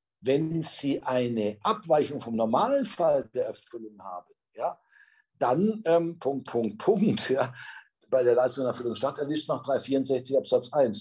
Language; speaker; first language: German; native; German